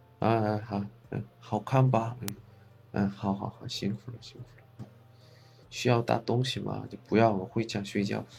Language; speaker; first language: Chinese; non-native, fluent; Korean